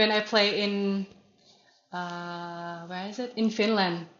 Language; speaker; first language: English; non-native, learner; Thai